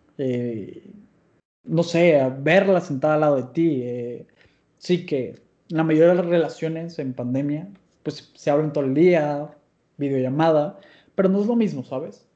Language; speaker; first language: Spanish; native; Spanish